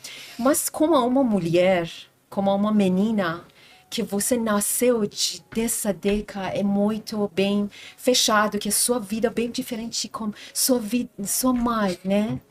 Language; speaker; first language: Portuguese; non-native, learner; Persian